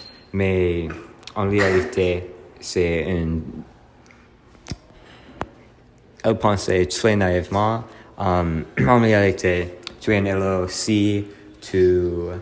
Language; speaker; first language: French; non-native, learner; English